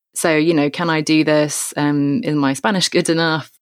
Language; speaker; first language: English; native; English